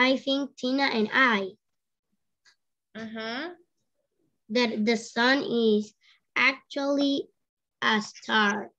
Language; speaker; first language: English; non-native, learner; Spanish